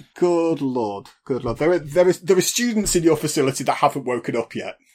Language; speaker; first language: English; native; English